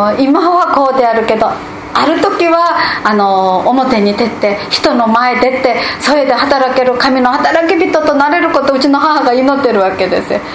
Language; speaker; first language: Japanese; non-native, fluent; Korean